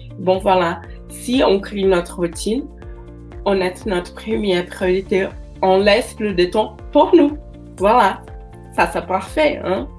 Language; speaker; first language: French; non-native, learner; Portuguese